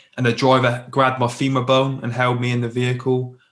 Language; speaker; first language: English; native; English